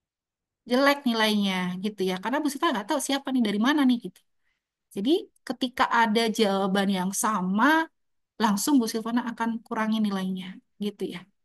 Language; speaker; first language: Indonesian; native; Indonesian